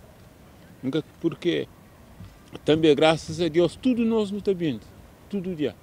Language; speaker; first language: Portuguese; non-native, local second language; Kabuverdianu